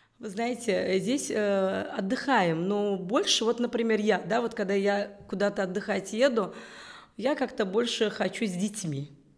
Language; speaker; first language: Russian; non-native, local second language; Uzbek